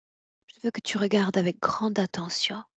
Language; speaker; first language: French; native; French